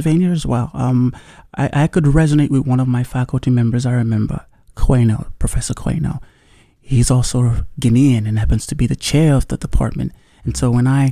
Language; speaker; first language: English; non-native, local second language; Yoruba